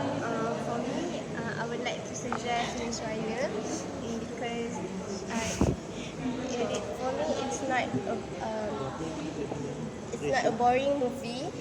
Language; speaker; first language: English; non-native, learner; Malay